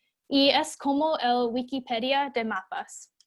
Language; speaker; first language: Spanish; non-native, fluent; English